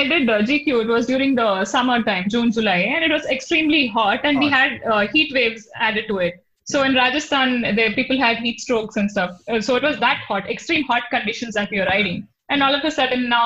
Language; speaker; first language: English; non-native, local second language; Tulu